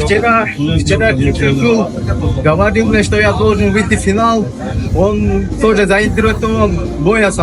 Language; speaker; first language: Russian; non-native, local second language; Kyrgyz